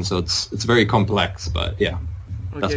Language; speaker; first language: English; non-native, fluent; German